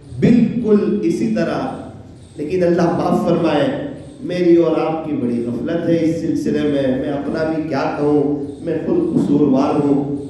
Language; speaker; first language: Urdu; native; Urdu